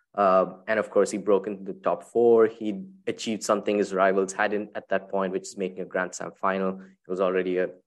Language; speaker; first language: English; non-native, local second language; Tamil